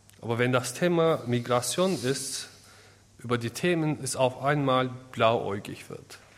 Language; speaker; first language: German; non-native, fluent; Turkish